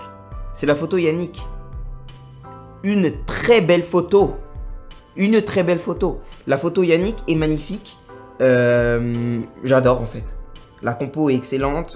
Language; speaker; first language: French; native; French